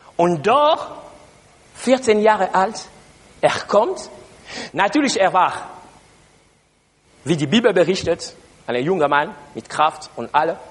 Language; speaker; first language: German; non-native, learner; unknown